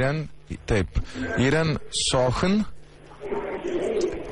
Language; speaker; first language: German; non-native, learner; Lithuanian